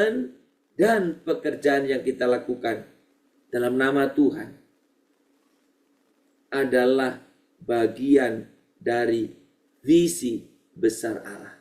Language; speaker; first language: Indonesian; native; Indonesian